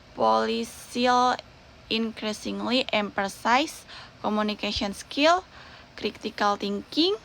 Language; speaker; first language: English; non-native, learner; Indonesian